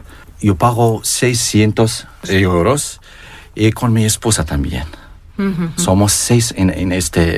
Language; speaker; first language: Spanish; non-native, learner; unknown